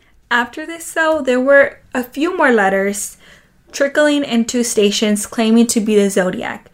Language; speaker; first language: English; early bilingual, other home language; Spanish